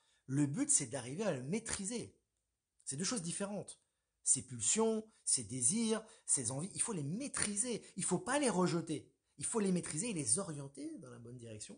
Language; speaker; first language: French; native; French